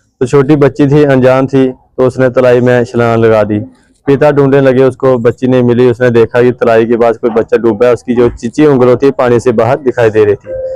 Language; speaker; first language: Hindi; non-native, local second language; Dogri